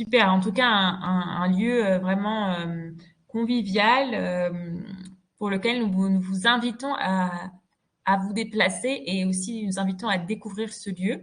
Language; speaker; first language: French; native; French